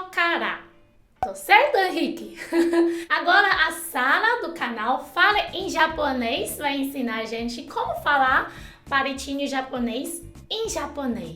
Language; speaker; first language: Portuguese; non-native, fluent; Chinese